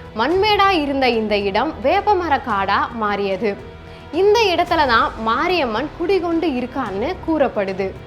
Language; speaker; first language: Tamil; native; Tamil